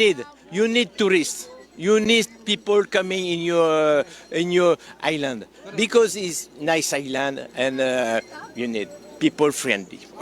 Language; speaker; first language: English; non-native, learner; French